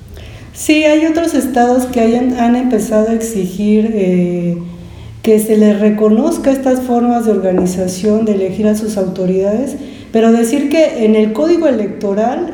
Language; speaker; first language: Spanish; native; Spanish